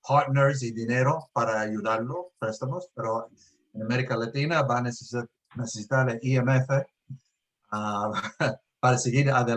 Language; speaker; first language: Spanish; early bilingual, heritage; Spanish